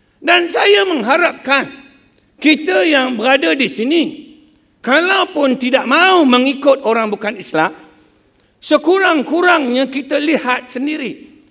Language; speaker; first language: Malay; non-native, local second language; Chinese